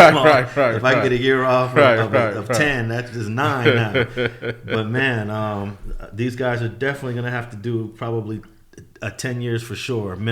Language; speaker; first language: English; native; English